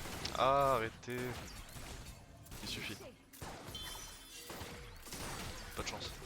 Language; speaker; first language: French; native; French